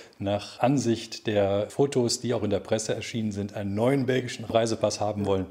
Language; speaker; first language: German; native; German